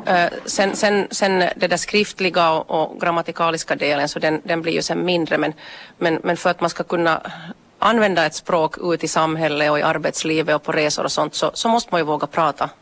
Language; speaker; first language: Swedish; native; Swedish